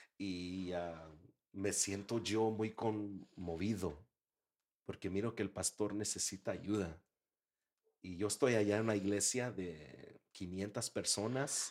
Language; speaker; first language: Spanish; early bilingual, heritage; Spanish